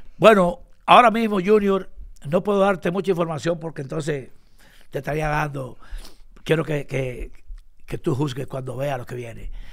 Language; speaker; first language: Spanish; native; Spanish